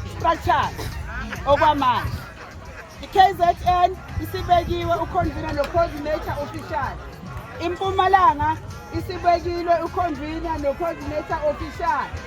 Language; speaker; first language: Zulu; native; Zulu